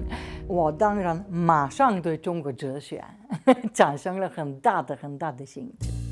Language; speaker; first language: Chinese; non-native, fluent; Slovenian